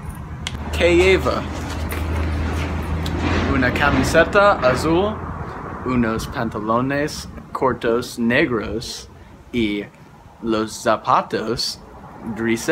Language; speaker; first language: Spanish; non-native, learner; English